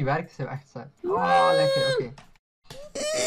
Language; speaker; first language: Dutch; native; Dutch